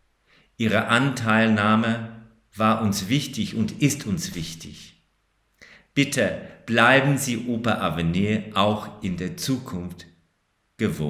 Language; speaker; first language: German; non-native, fluent; English